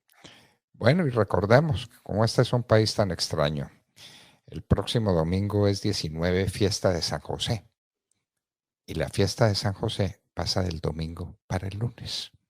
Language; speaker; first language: Spanish; native; Spanish